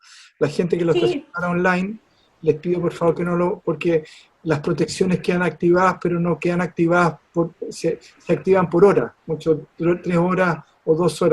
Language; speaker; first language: Spanish; native; Spanish